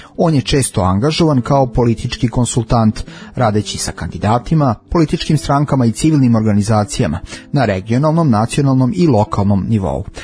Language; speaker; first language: Serbian; native; Serbian